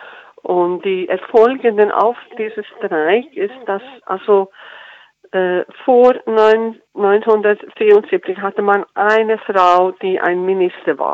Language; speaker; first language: German; non-native, fluent; Icelandic